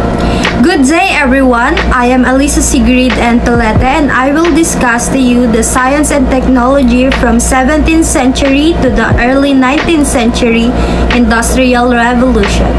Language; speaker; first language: English; non-native, local second language; Filipino